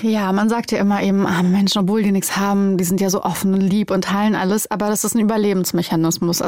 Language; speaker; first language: German; early bilingual, other home language; Romanian